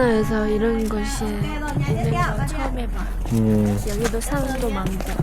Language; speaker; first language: Korean; non-native, learner; Vietnamese